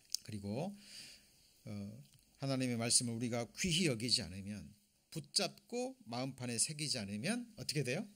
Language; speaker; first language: Korean; native; Korean